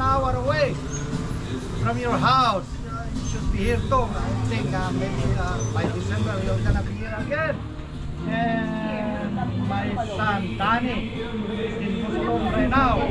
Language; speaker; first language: English; non-native, local second language; Filipino